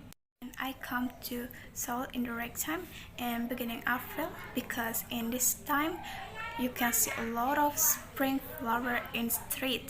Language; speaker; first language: English; non-native, learner; Indonesian